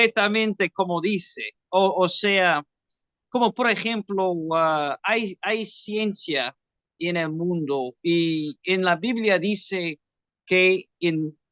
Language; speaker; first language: Spanish; non-native, learner; English